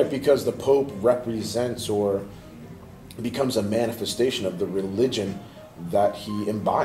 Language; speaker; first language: English; native; English